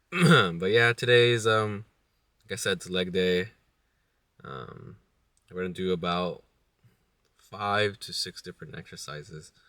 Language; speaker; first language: English; native; English